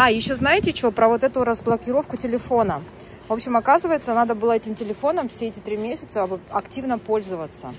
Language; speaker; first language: Russian; native; Russian